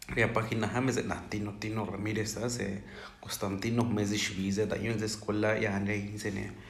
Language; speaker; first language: Spanish; non-native, local second language; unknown